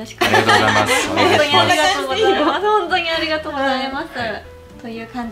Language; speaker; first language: Japanese; native; Japanese